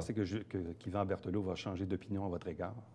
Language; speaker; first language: French; native; French